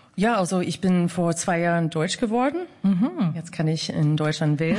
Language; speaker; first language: German; non-native, fluent; English